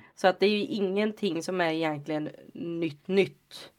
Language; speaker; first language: Swedish; native; Swedish